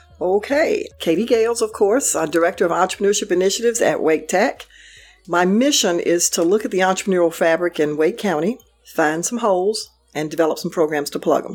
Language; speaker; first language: English; native; English